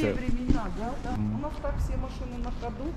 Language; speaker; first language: Russian; native; Russian